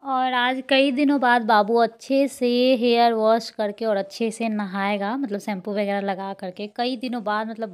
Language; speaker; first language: Hindi; native; Hindi